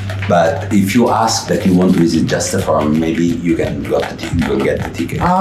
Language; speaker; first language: English; non-native, fluent; Italian